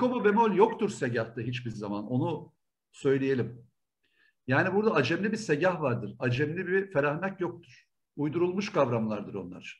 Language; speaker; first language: Turkish; native; Turkish